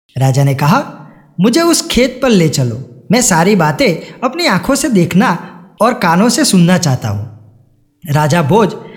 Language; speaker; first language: Hindi; non-native, local second language; Gujarati